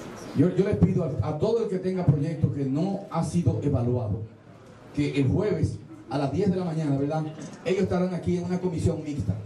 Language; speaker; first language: Spanish; native; Spanish